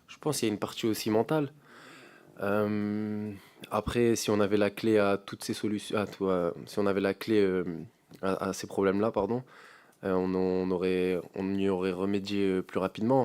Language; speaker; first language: French; native; French